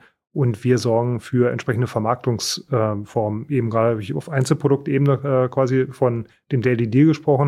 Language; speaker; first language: German; native; German